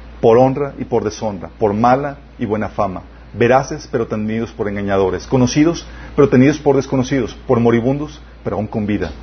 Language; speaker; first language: Spanish; native; Spanish